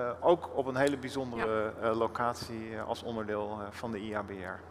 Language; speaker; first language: Dutch; native; Dutch